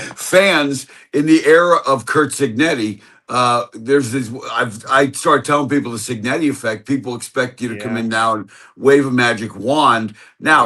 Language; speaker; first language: English; native; English